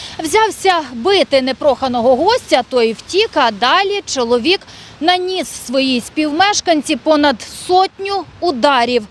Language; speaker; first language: Ukrainian; native; Ukrainian